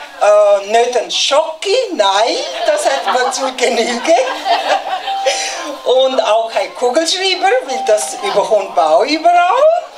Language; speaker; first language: German; non-native, fluent; Tibetan